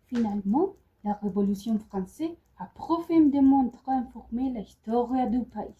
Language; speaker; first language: French; non-native, learner; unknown